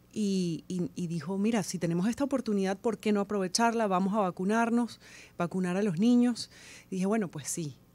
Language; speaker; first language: Spanish; native; Spanish